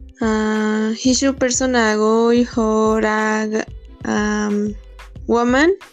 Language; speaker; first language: English; non-native, learner; Spanish